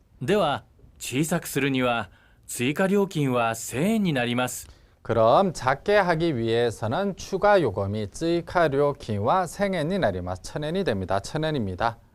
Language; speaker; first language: Japanese; non-native, fluent; Korean